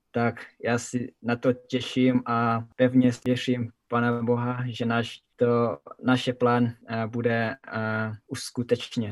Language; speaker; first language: Czech; non-native, learner; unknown